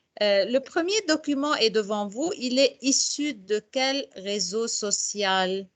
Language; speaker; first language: French; non-native, local second language; Arabic